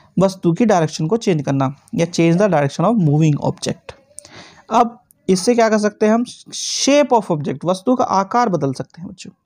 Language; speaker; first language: Hindi; native; Hindi